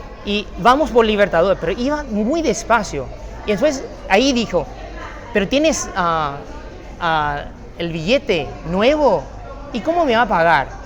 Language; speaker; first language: Spanish; non-native, fluent; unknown